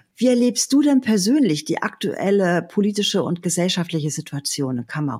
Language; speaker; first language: German; native; German